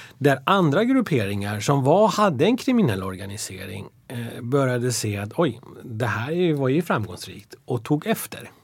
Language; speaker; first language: Swedish; early bilingual, other home language; Persian